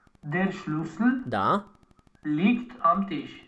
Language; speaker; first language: German; non-native, fluent; Romanian